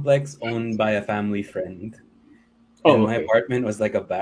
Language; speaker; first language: English; non-native, local second language; Filipino